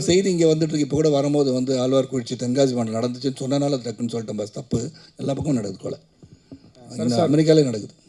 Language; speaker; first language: Tamil; native; Tamil